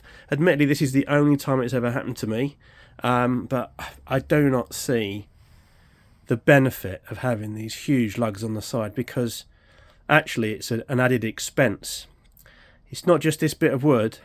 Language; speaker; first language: English; native; English